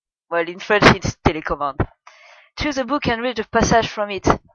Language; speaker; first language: English; non-native, fluent; French